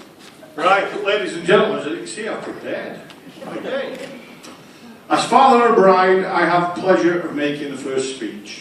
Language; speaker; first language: English; native; English